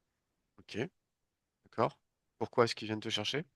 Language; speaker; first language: French; native; French